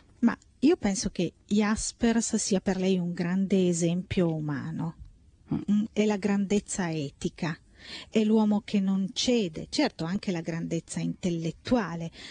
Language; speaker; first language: Italian; native; Italian